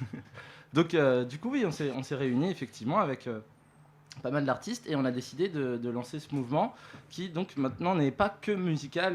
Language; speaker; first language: French; native; French